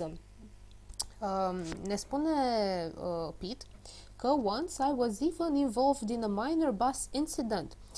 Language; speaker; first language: English; non-native, fluent; Romanian